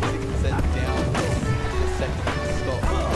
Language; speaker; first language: English; native; English